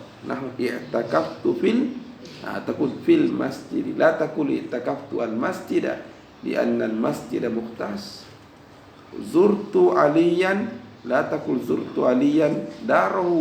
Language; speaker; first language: Arabic; non-native, fluent; Indonesian